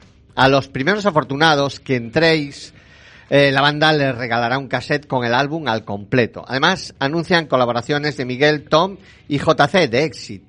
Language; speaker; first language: Spanish; native; Spanish